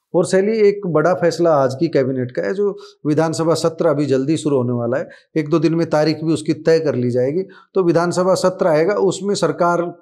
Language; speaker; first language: Hindi; native; Hindi